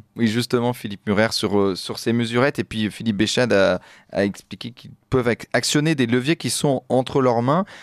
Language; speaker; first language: French; native; French